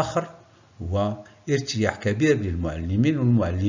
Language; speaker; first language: Arabic; native; Arabic